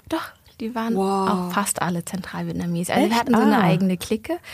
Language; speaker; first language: German; early bilingual, other home language; Vietnamese